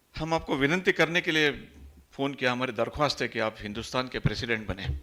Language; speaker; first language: Hindi; non-native, local second language; Marathi